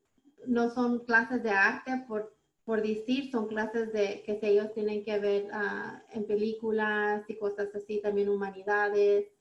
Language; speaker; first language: Spanish; early bilingual, heritage; Spanish